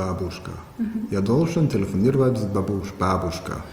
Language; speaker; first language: Russian; non-native, learner; German